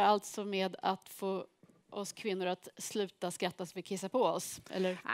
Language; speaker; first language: Swedish; native; Swedish